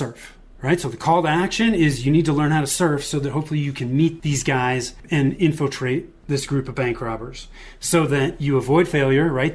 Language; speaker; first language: English; native; English